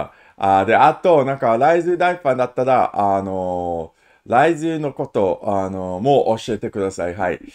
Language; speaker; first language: Japanese; non-native, learner; English